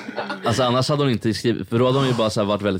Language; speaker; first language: Swedish; native; Swedish